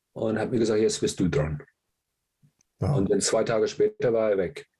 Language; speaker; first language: German; non-native, fluent; English